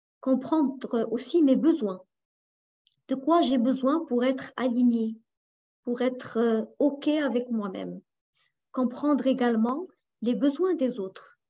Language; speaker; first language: French; non-native, local second language; Arabic